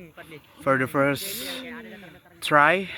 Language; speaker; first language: English; non-native, learner; Indonesian